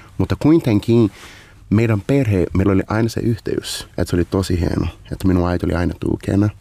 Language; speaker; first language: Finnish; non-native, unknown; Portuguese